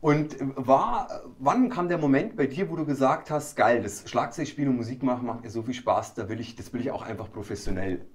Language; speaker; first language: German; native; German